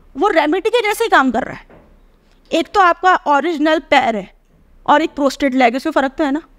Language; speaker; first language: Hindi; native; Hindi